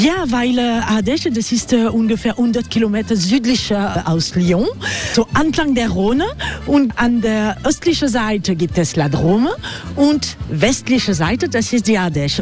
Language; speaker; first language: German; non-native, learner; French